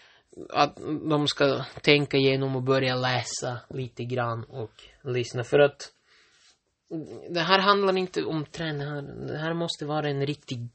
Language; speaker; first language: Swedish; non-native, local second language; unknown